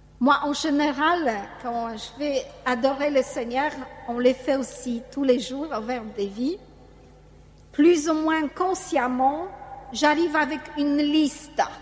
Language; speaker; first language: French; non-native, fluent; Polish